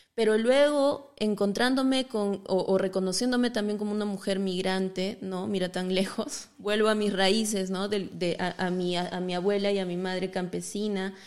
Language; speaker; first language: Spanish; native; Spanish